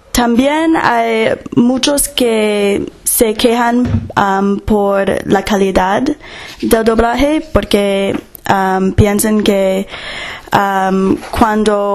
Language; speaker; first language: Spanish; non-native, fluent; English